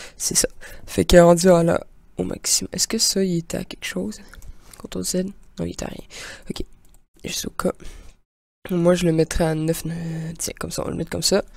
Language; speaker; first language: French; native; French